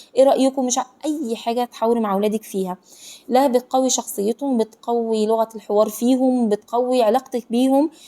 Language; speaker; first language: Egyptian Arabic; native; Egyptian Arabic